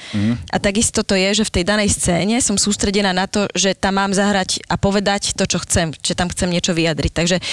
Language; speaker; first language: Slovak; native; Slovak